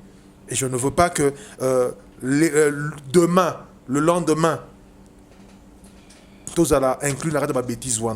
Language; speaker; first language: French; non-native, local second language; Lingala